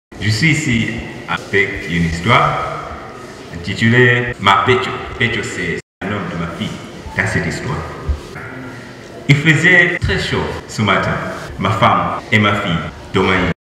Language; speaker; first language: French; non-native, learner; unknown